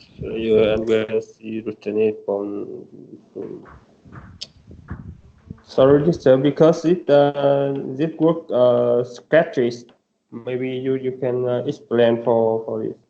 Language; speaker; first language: English; non-native, learner; Vietnamese